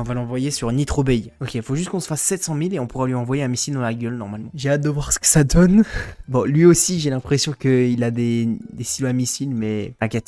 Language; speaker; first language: French; native; French